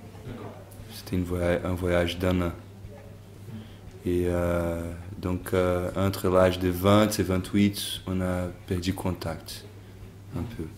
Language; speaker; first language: French; non-native, fluent; Portuguese